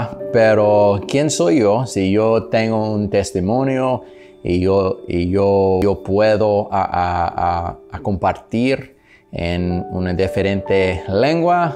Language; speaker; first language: Spanish; non-native, learner; English